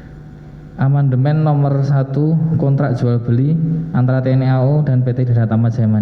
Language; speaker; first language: Indonesian; native; Indonesian